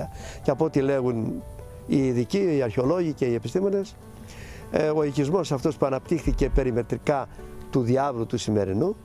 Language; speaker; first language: Greek; native; Greek